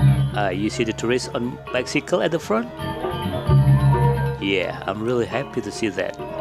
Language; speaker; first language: English; non-native, local second language; Indonesian